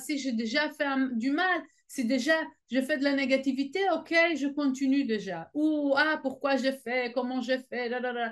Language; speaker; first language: French; non-native, fluent; Hebrew